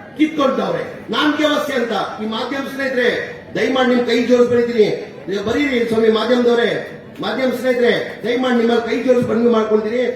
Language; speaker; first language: Kannada; non-native, local second language; Urdu